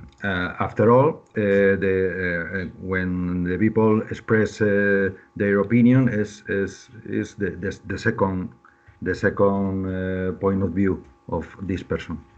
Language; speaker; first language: English; non-native, learner; Spanish